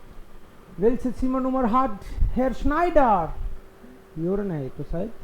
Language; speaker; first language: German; non-native, fluent; Hindi